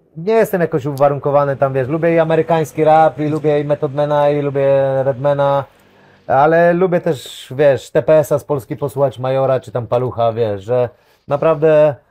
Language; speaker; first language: Polish; native; Polish